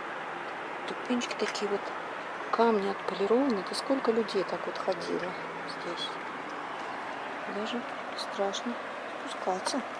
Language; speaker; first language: Russian; native; Russian